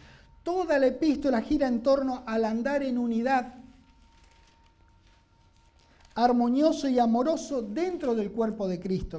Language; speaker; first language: Spanish; native; Spanish